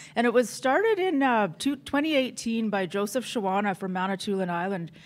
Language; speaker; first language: English; native; English